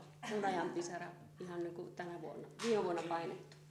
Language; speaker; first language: Finnish; native; Finnish